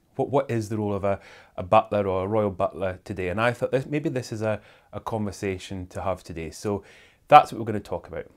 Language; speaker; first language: English; native; English